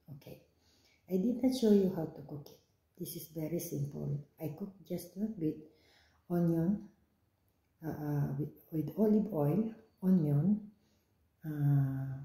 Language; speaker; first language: English; non-native, local second language; Filipino